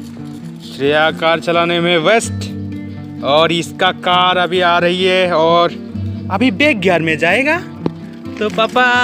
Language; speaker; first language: Hindi; non-native, local second language; Assamese